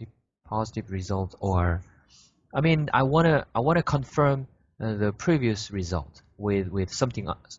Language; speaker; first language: English; non-native, fluent; Korean